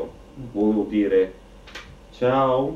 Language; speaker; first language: Italian; non-native, learner; English